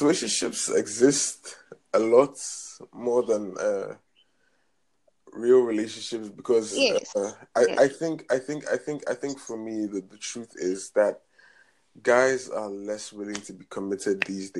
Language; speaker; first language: English; non-native, local second language; Akan